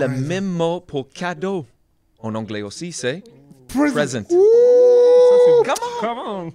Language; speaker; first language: French; non-native, learner; English